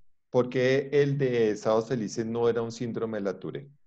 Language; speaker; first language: Spanish; native; Spanish